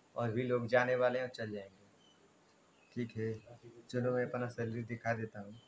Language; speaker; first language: Hindi; native; Hindi